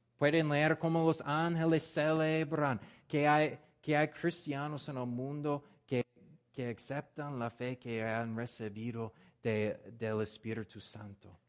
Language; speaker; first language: Spanish; non-native, learner; English